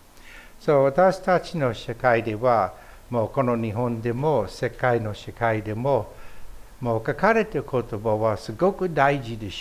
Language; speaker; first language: Japanese; non-native, fluent; English